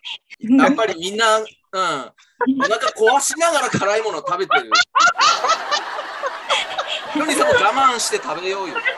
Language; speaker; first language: Japanese; native; Japanese